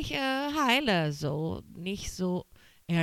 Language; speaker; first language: German; non-native, learner; Portuguese